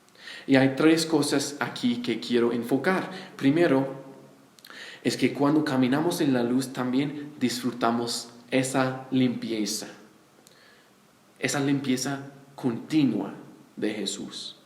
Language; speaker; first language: Spanish; non-native, fluent; English